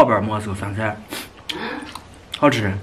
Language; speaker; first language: Chinese; native; Chinese